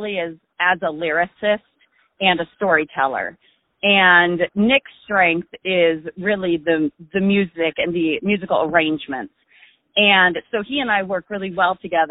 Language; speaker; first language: English; native; English